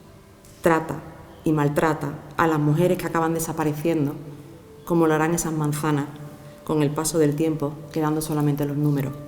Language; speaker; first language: Spanish; native; Spanish